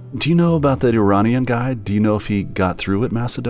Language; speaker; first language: English; native; English